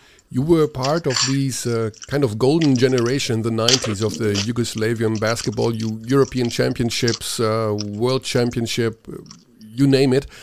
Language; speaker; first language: English; non-native, fluent; German